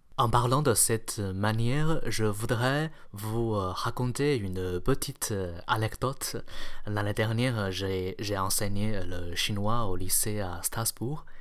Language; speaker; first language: French; non-native, fluent; Chinese